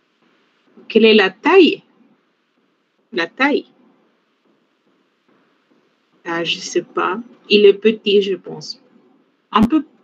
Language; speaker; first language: French; non-native, fluent; Spanish